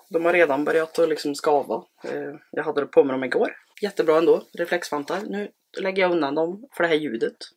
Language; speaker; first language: Swedish; native; Swedish